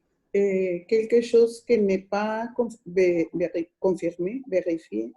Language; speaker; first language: French; non-native, learner; Spanish